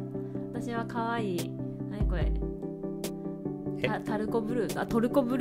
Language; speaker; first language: Japanese; native; Japanese